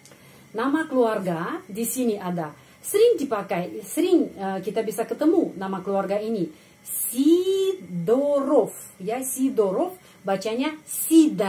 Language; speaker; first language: Indonesian; non-native, fluent; Russian